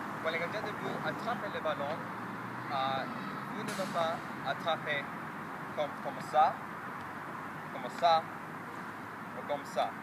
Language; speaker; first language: French; non-native, learner; English